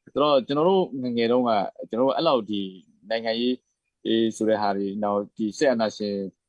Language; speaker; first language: Burmese; native; Burmese